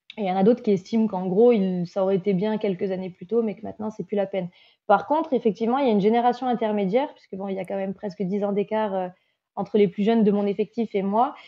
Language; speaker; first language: French; native; French